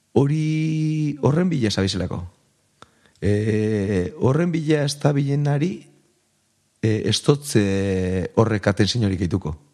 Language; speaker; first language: Basque; native; Basque